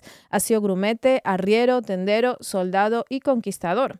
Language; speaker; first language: Spanish; native; Spanish